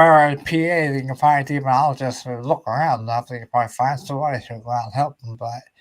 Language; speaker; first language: English; native; English